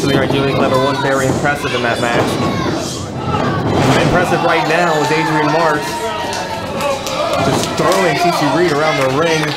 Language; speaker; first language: English; native; English